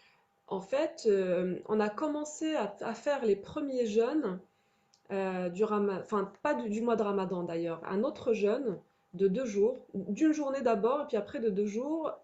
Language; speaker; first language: French; native; French